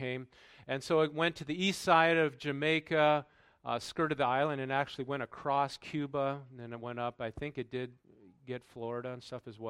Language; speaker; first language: English; native; English